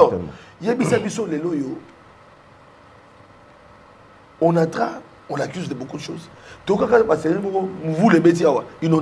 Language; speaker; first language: French; non-native, local second language; Lingala